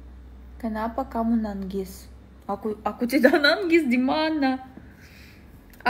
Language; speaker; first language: Indonesian; non-native, learner; Russian